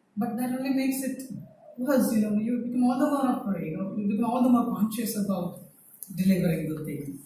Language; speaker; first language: English; non-native, local second language; Malayalam